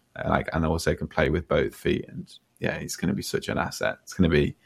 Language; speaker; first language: English; native; English